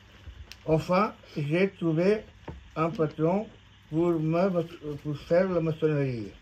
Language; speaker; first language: French; non-native, learner; Portuguese